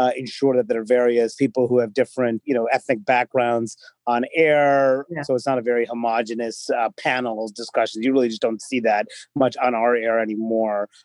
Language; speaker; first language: English; native; English